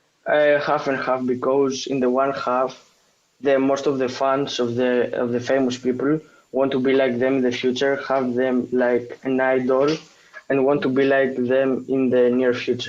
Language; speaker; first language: English; non-native, fluent; Greek